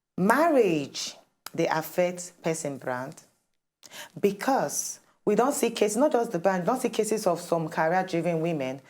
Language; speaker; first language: Nigerian Pidgin; native; Nigerian Pidgin